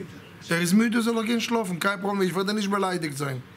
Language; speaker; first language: German; non-native, fluent; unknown